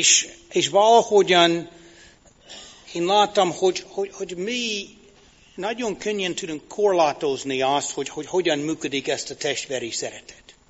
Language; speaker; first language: Hungarian; non-native, fluent; English